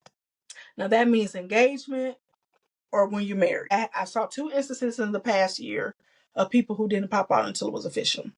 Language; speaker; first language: English; native; English